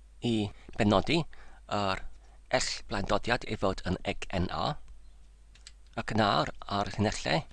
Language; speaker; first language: Welsh; non-native, learner; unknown